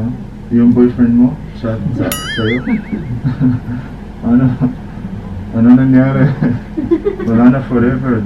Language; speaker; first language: Filipino; non-native, learner; Arabic